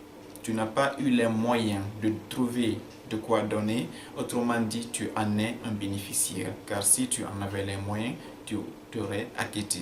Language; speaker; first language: French; non-native, local second language; Fula